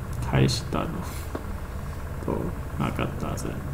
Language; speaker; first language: Japanese; non-native, learner; English